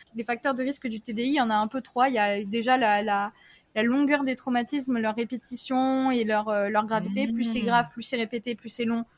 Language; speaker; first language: French; early bilingual, other home language; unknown